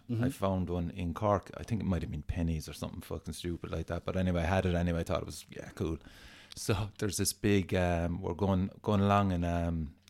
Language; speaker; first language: English; native; English